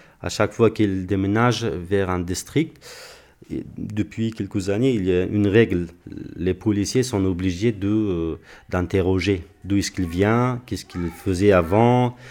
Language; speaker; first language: French; non-native, fluent; Persian